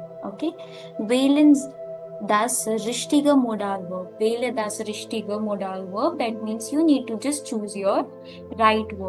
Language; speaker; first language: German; non-native, learner; Hindi